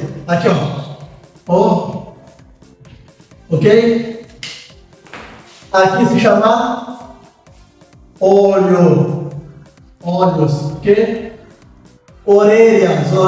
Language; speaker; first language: Portuguese; non-native, local second language; Haitian Creole